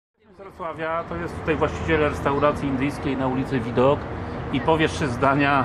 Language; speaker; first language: Polish; native; Polish